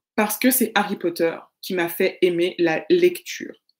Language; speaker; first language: French; native; French